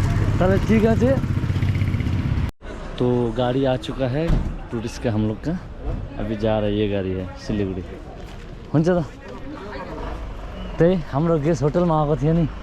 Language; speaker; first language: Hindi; non-native, local second language; Nepali